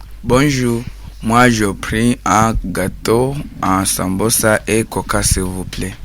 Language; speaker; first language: French; non-native, learner; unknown